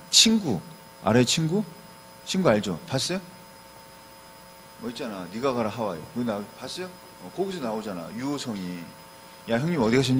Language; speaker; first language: Korean; native; Korean